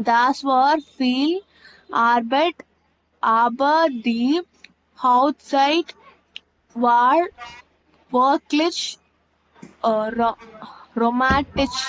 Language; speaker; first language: German; non-native, learner; Tamil